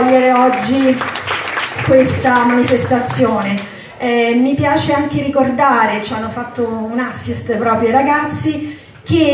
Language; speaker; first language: Italian; native; Italian